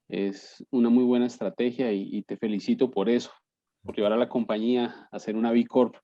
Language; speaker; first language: Spanish; native; Spanish